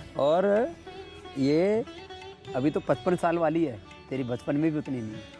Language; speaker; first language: Hindi; native; Hindi